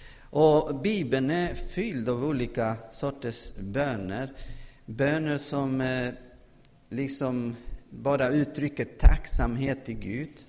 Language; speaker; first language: Swedish; non-native, fluent; Spanish